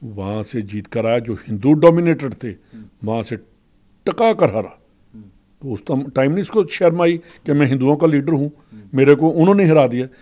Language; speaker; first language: Hindi; non-native, local second language; Punjabi